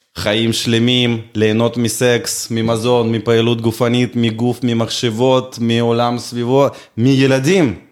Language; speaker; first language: Hebrew; non-native, fluent; Russian